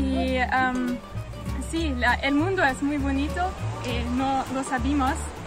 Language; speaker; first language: Spanish; non-native, learner; German